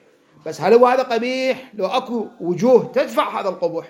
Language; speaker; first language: Arabic; native; Arabic